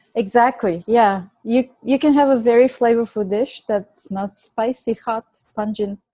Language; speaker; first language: English; non-native, fluent; Bulgarian